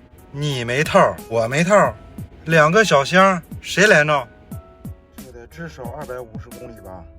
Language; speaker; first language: Chinese; native; Chinese